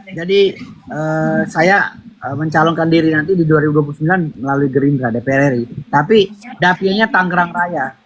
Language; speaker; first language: Indonesian; native; Indonesian